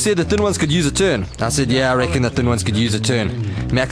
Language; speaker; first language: English; native; English